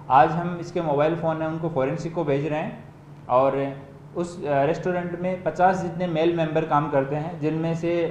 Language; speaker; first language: Hindi; non-native, local second language; Gujarati